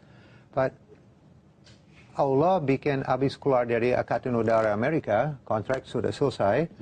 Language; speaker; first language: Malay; non-native, fluent; English